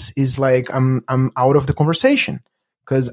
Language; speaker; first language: English; non-native, fluent; Portuguese